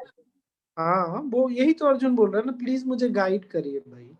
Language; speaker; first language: Hindi; native; Hindi